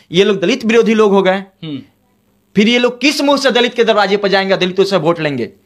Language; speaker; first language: Hindi; native; Hindi